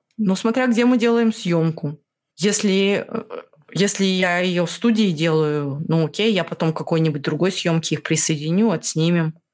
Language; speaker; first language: Russian; native; Russian